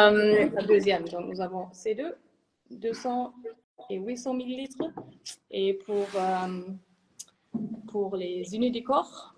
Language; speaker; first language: French; non-native, fluent; German